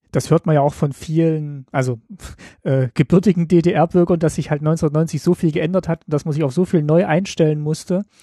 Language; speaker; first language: German; native; German